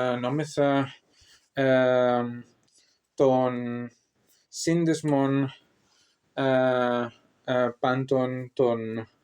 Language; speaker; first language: Greek; non-native, learner; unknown